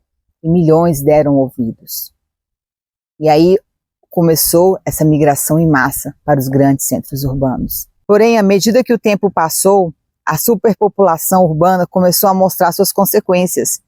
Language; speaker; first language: Portuguese; native; Portuguese